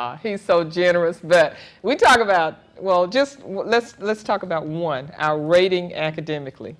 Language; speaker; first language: English; native; English